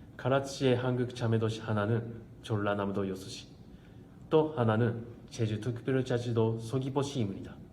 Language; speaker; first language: Korean; non-native, learner; Japanese